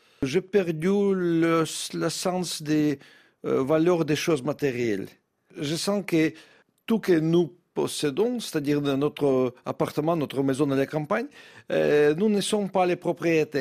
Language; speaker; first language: French; non-native, fluent; Russian